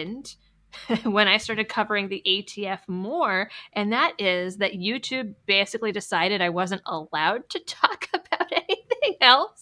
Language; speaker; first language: English; native; English